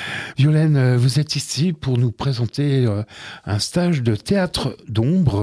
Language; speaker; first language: French; native; French